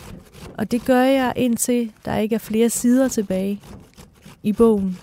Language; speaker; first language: Danish; early bilingual, other home language; Persian